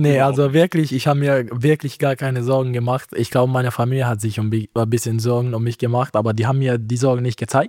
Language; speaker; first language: German; non-native, fluent; Romanian